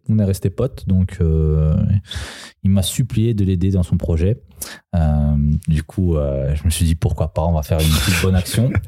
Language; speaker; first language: French; early bilingual, other home language; Serbian